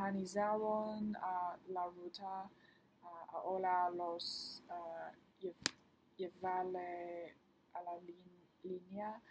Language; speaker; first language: Spanish; non-native, learner; Chinese